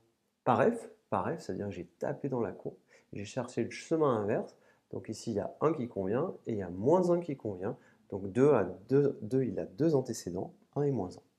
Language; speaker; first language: French; native; French